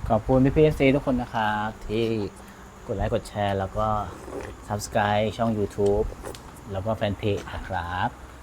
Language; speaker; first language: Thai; non-native, local second language; S'gaw Karen